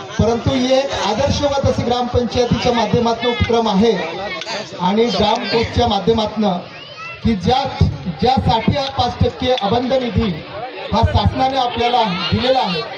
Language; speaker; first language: Marathi; non-native, local second language; Kukna